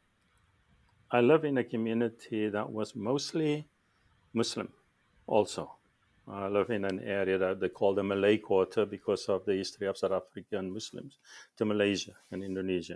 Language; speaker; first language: English; non-native, local second language; Afrikaans